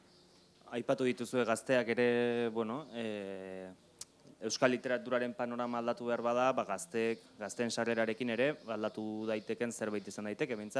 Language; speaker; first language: Basque; native; Basque